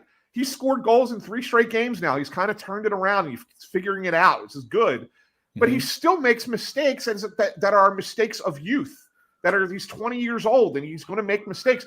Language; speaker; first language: English; native; English